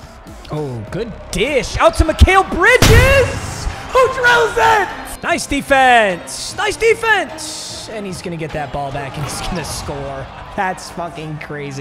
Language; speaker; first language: English; native; English